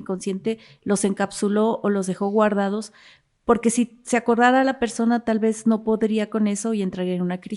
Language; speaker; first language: Spanish; native; Spanish